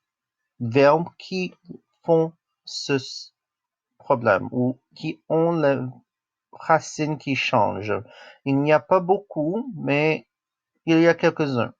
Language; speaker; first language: French; non-native, local second language; English